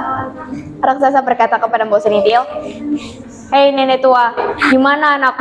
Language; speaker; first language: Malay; non-native, local second language; Javanese